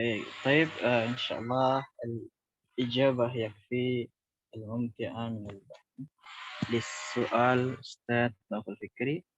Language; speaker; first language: Arabic; non-native, learner; Indonesian